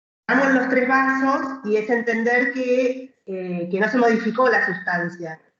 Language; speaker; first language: Spanish; native; Spanish